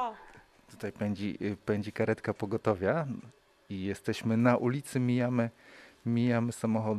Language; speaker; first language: Polish; native; Polish